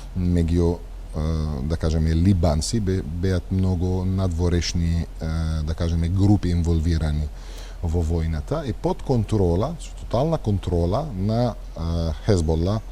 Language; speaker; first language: Macedonian; non-native, fluent; Arabic